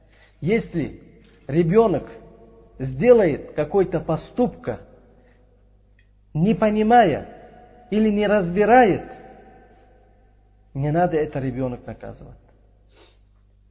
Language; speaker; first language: Russian; non-native, local second language; Uzbek